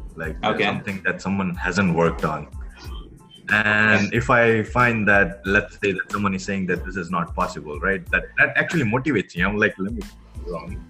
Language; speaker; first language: English; non-native, local second language; Gujarati